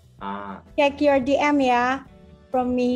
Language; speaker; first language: English; non-native, local second language; Indonesian